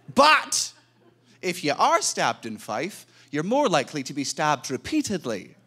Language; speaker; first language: English; native; English